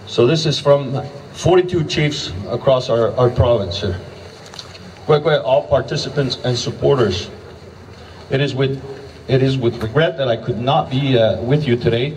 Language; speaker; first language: English; native; English